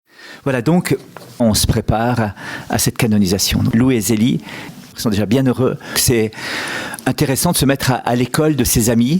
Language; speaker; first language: French; native; French